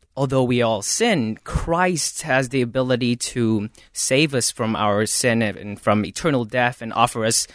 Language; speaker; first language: English; non-native, fluent; Khmer